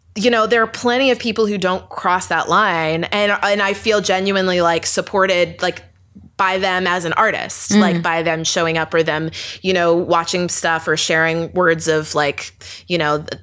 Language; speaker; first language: English; native; English